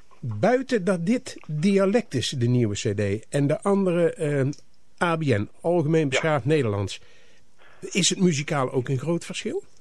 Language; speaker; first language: Dutch; native; Dutch